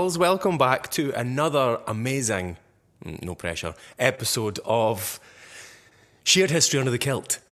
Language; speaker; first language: English; native; English